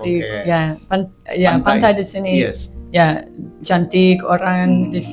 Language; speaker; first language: Indonesian; non-native, learner; English